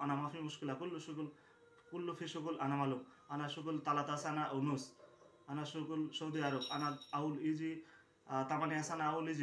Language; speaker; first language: Arabic; non-native, learner; Bangla